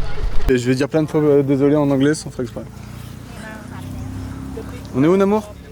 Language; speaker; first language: French; native; French